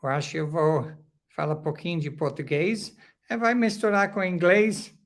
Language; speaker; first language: Portuguese; non-native, learner; English